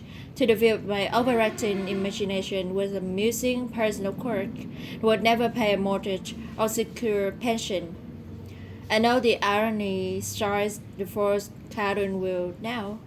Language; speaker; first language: English; non-native, learner; Vietnamese